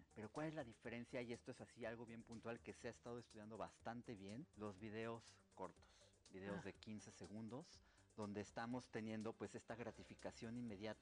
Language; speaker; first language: Spanish; native; Spanish